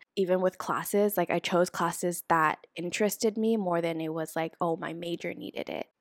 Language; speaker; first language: English; early bilingual, other home language; Vietnamese